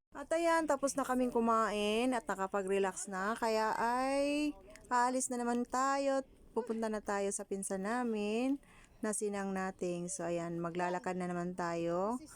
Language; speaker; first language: Filipino; non-native, local second language; Cebuano